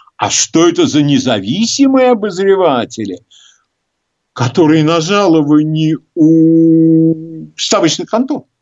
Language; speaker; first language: Russian; native; Russian